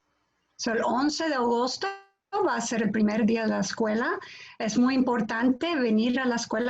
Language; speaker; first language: Spanish; non-native, fluent; English